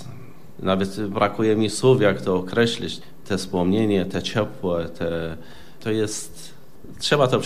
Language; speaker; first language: Polish; non-native, fluent; Arabic